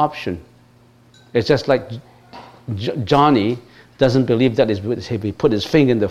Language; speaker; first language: English; non-native, local second language; Cantonese